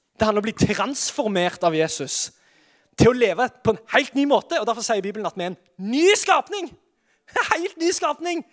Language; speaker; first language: Norwegian; native; Norwegian